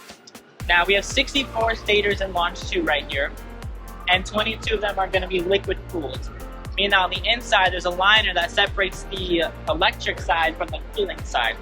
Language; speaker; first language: English; native; English